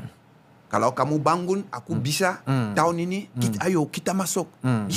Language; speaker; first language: Indonesian; non-native, learner; Japanese